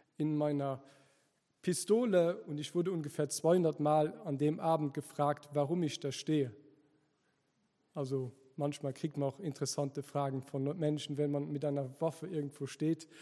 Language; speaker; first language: German; non-native, local second language; Luxembourgish